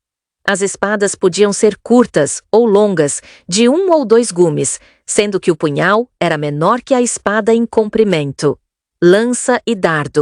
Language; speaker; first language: Portuguese; native; Portuguese